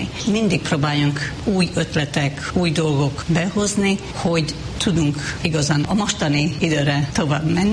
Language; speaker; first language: Hungarian; non-native, fluent; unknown